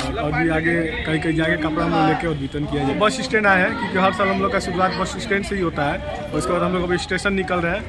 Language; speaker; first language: Hindi; native; Hindi